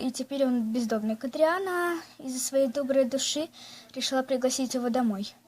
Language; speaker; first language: Russian; native; Russian